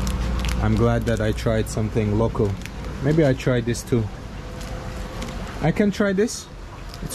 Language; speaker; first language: English; non-native, fluent; Azerbaijani